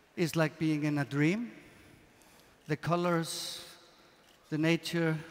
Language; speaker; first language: English; non-native, fluent; Icelandic